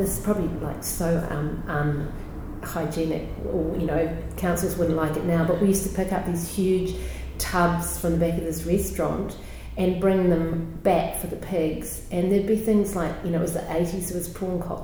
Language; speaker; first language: English; native; English